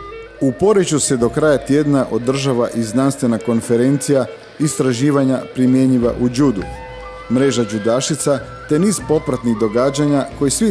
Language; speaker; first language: Croatian; native; Croatian